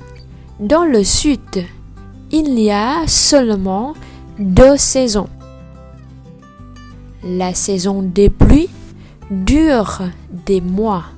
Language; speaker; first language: French; non-native, learner; Vietnamese